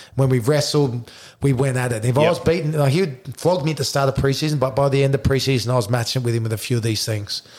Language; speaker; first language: English; native; English